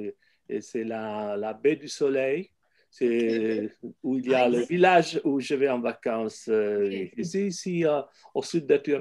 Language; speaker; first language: French; non-native, fluent; Italian